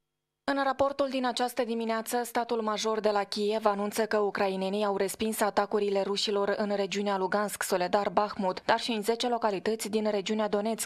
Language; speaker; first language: Romanian; native; Romanian